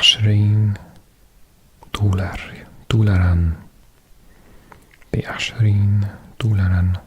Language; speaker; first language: Arabic; non-native, learner; English